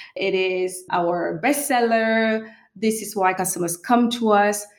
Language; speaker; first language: English; non-native, fluent; French